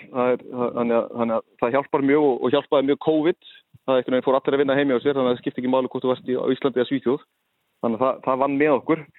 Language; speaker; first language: Icelandic; native; Icelandic